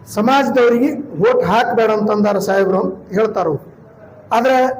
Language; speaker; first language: Kannada; non-native, local second language; Lambadi